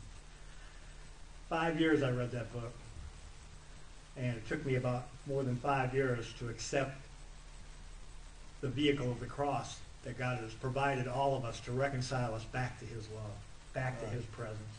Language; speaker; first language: English; native; English